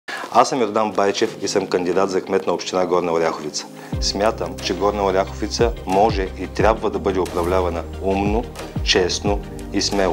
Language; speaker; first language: Bulgarian; native; Bulgarian